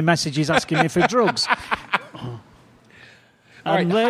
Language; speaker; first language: English; native; English